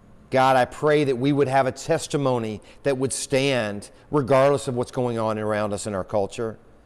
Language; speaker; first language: English; native; English